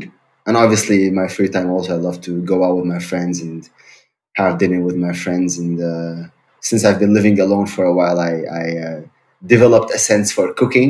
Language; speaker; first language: English; non-native, fluent; Arabic